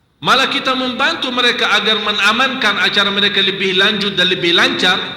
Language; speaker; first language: Malay; non-native, fluent; Arabic